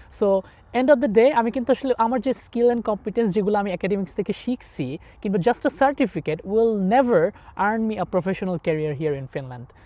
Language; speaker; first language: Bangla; native; Bangla